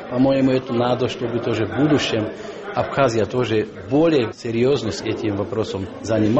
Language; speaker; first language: Russian; non-native, fluent; Slovak